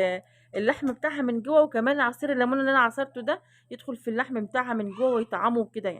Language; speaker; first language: Arabic; native; Arabic